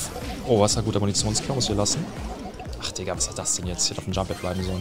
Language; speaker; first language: German; native; German